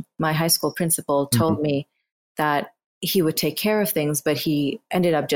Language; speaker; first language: English; non-native, local second language; Bangla